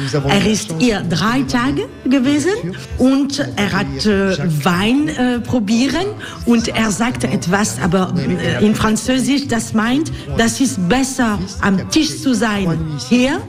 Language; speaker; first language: German; non-native, learner; French